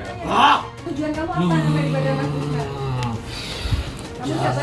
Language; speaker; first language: Indonesian; native; Indonesian